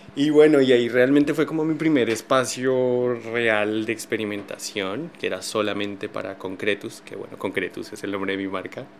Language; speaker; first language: Spanish; native; Spanish